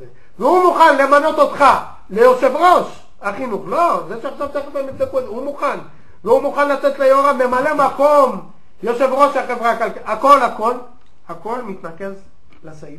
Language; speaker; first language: Hebrew; native; Hebrew